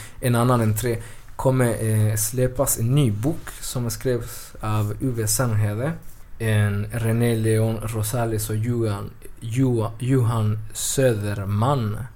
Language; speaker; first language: Swedish; early bilingual, other home language; Spanish